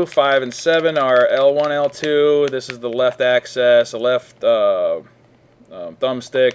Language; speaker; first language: English; native; English